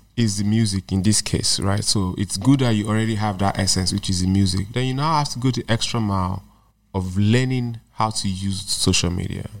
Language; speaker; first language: English; non-native, local second language; Yoruba